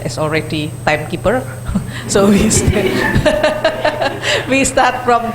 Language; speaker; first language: English; non-native, fluent; Indonesian